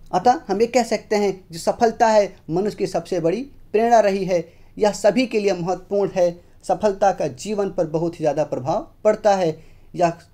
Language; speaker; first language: Hindi; native; Hindi